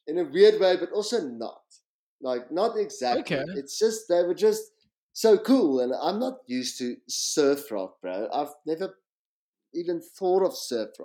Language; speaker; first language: English; native; English